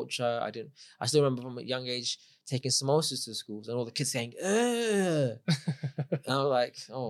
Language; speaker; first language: English; native; English